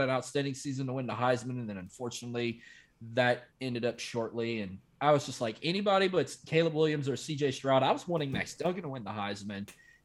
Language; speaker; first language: English; native; English